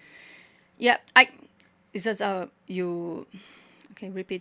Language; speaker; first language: English; non-native, learner; Portuguese